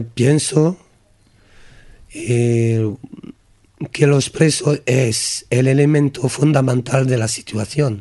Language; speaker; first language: Spanish; non-native, learner; French